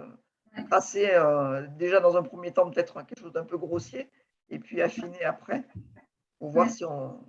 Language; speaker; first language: French; native; French